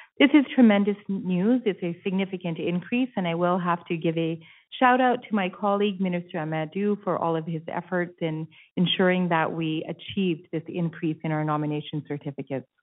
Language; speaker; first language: English; native; English